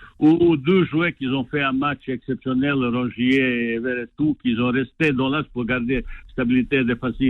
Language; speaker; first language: French; non-native, fluent; Bosnian